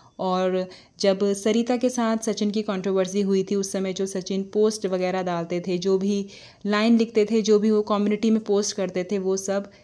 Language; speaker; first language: Hindi; native; Hindi